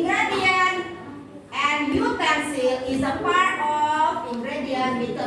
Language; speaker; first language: English; non-native, learner; Indonesian